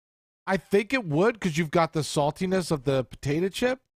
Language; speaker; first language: English; native; English